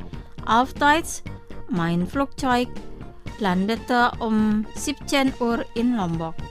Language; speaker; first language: German; non-native, fluent; Indonesian